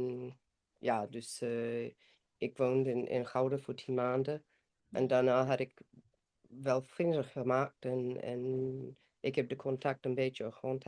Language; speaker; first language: Dutch; non-native, fluent; English